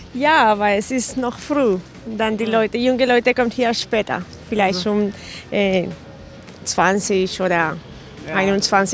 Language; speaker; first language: German; non-native, learner; Spanish